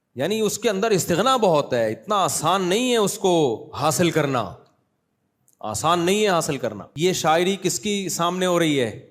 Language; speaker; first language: Urdu; native; Urdu